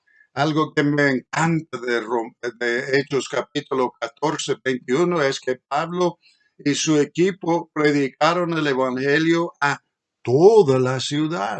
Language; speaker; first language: Spanish; non-native, fluent; English